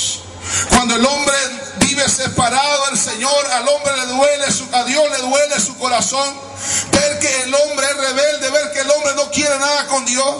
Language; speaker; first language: Spanish; native; Spanish